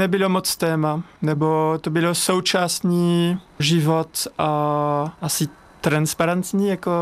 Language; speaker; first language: Czech; non-native, fluent; French